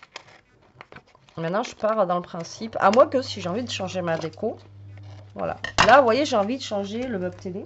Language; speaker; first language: French; native; French